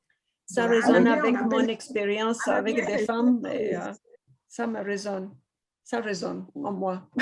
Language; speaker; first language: French; non-native, fluent; English